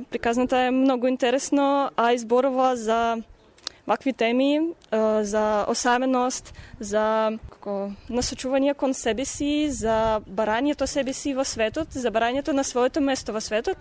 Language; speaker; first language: Macedonian; non-native, fluent; Russian